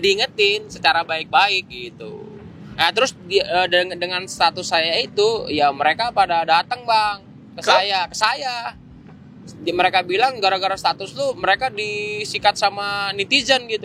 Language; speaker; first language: Indonesian; native; Indonesian